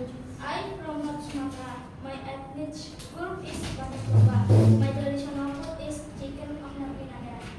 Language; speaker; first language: English; non-native, learner; Indonesian